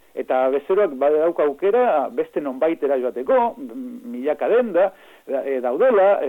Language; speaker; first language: Basque; non-native, fluent; Spanish